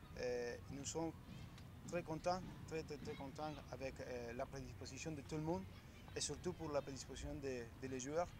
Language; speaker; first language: French; non-native, learner; Spanish